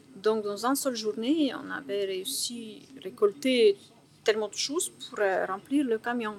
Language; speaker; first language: French; non-native, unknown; Ukrainian